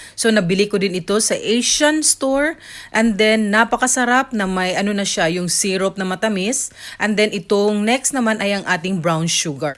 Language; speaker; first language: Filipino; non-native, local second language; Cebuano